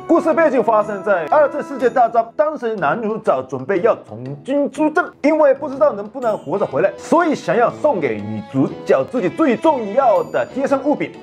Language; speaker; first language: Chinese; non-native, fluent; Japanese